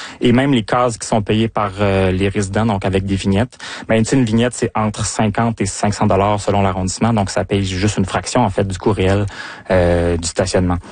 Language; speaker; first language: French; native; French